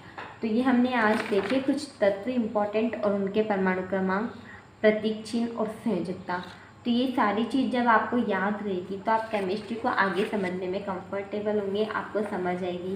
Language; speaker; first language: Hindi; native; Hindi